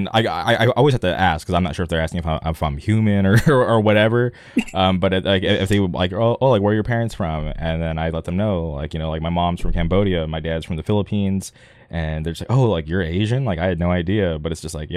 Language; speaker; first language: English; native; English